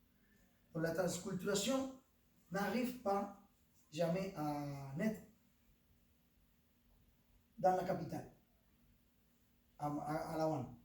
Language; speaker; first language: French; non-native, fluent; Spanish